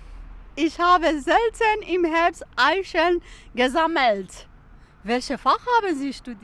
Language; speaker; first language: German; non-native, fluent; Persian